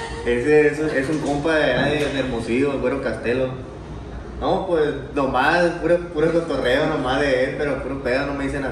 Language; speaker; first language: Spanish; native; Spanish